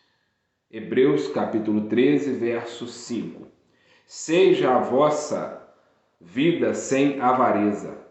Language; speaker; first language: Portuguese; native; Portuguese